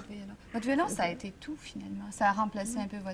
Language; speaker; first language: French; native; French